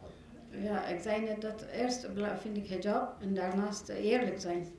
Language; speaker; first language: Dutch; non-native, learner; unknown